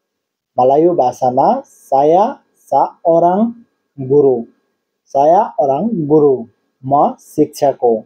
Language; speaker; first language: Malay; non-native, learner; Nepali